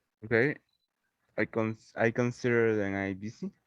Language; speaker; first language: English; non-native, learner; Spanish